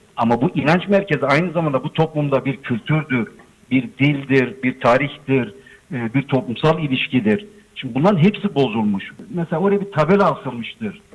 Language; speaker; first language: Turkish; non-native, local second language; Zaza